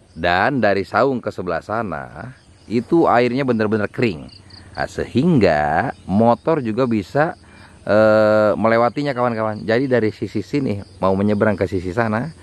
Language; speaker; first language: Indonesian; non-native, local second language; Sundanese